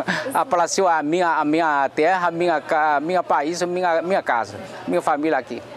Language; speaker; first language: Portuguese; non-native, learner; Chinese